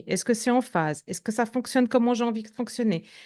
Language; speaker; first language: French; native; French